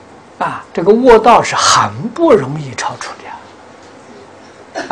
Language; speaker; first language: Chinese; native; Chinese